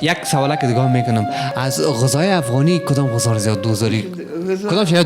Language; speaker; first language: Persian; native; Persian